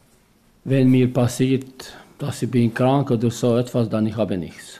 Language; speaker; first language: German; non-native, learner; Albanian